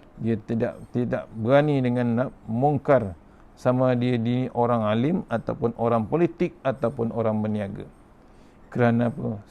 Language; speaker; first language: Malay; native; Malay